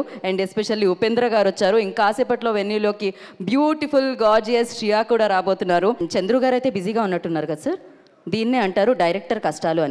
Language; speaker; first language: Telugu; native; Telugu